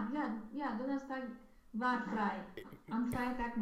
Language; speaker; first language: German; non-native, learner; Romanian